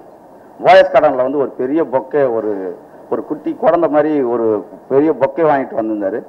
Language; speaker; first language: Tamil; native; Tamil